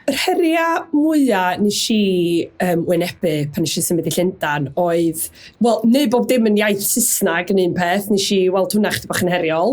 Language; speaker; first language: Welsh; native; Welsh